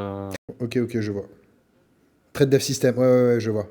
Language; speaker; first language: French; native; French